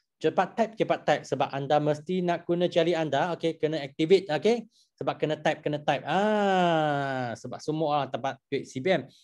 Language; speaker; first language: Malay; non-native, local second language; Chinese